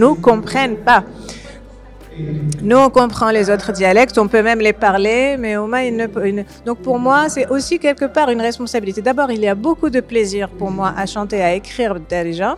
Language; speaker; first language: French; non-native, local second language; Arabic